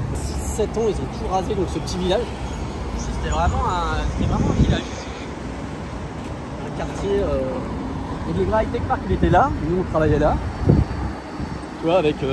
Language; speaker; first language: French; native; French